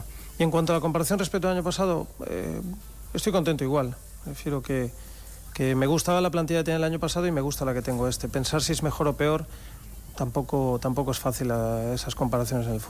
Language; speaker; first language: Spanish; native; Spanish